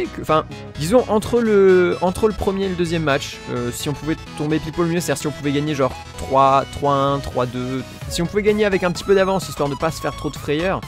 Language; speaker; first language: French; native; French